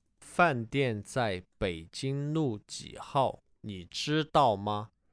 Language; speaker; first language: Chinese; non-native, learner; English